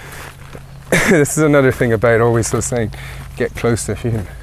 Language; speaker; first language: English; native; English